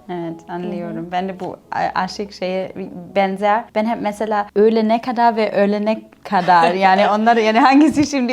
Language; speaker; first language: Turkish; non-native, fluent; German